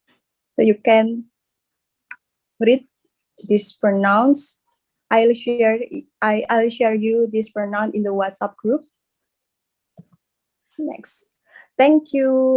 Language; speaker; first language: English; non-native, learner; Indonesian